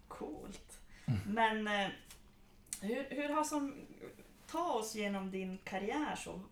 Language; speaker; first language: Swedish; native; Swedish